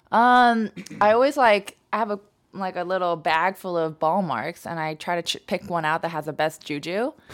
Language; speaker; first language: English; native; English